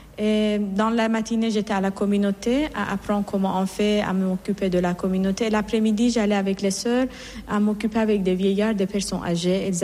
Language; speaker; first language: French; non-native, fluent; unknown